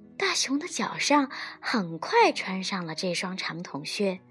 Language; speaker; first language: Chinese; native; Chinese